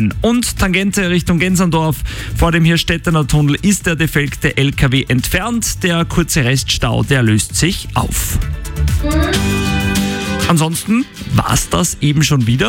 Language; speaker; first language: German; native; German